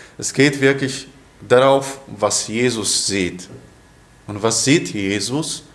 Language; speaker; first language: German; non-native, fluent; Polish